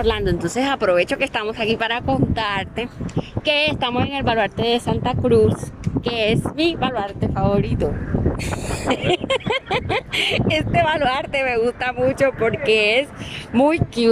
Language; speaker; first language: Spanish; native; Spanish